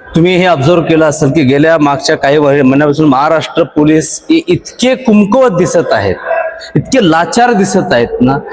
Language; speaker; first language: Marathi; non-native, local second language; Urdu